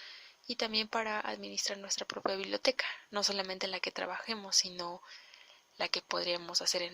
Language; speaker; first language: Spanish; native; Spanish